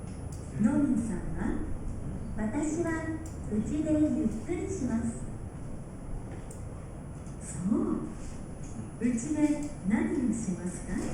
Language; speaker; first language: Japanese; non-native, learner; Indonesian